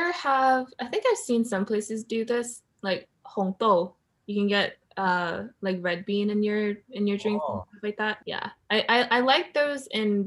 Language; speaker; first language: English; native; English